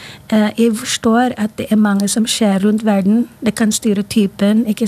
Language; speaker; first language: Norwegian; non-native, fluent; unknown